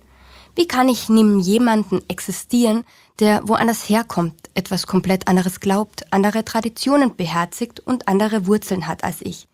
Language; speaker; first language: German; native; German